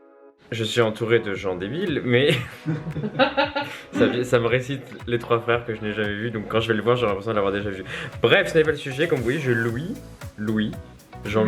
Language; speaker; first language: French; native; French